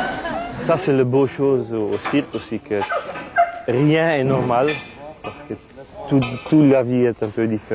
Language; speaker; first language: French; non-native, local second language; Dutch